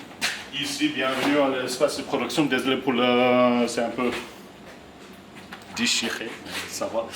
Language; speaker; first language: French; non-native, fluent; English